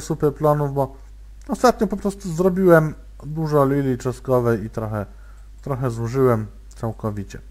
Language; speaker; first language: Polish; native; Polish